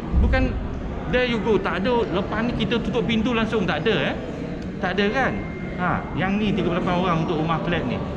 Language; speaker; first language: Malay; native; Malay